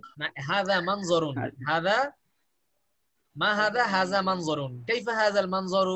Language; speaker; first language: Arabic; non-native, fluent; Bangla